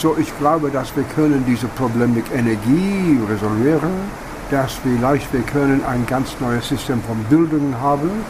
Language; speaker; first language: German; non-native, learner; English